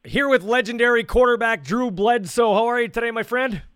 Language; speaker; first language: English; native; English